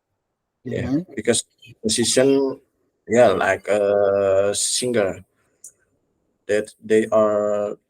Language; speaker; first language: English; non-native, learner; Indonesian